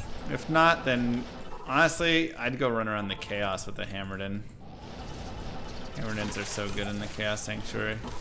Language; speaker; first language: English; native; English